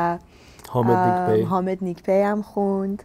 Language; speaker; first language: Persian; early bilingual, heritage; Persian